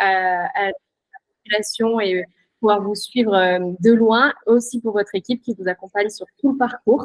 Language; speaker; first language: French; native; French